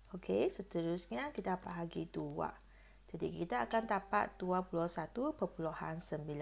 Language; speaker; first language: Malay; non-native, local second language; Chinese